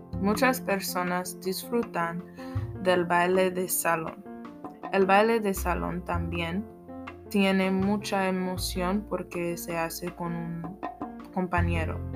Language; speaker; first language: Spanish; non-native, learner; English